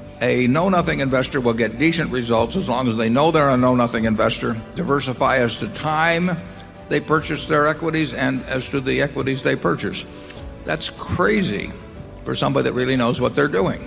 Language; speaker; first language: English; native; English